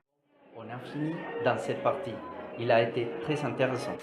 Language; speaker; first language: French; non-native, learner; Spanish